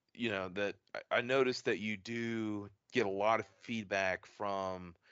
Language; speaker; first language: English; native; English